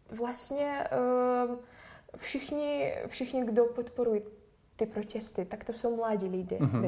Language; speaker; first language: Czech; non-native, fluent; Russian